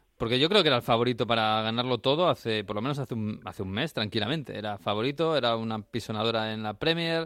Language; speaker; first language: Spanish; native; Spanish